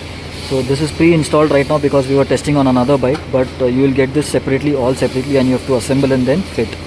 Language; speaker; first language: English; non-native, local second language; Hindi